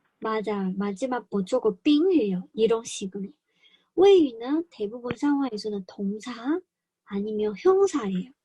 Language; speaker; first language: Korean; non-native, fluent; Chinese